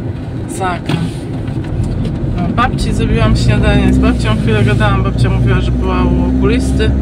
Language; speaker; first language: Polish; native; Polish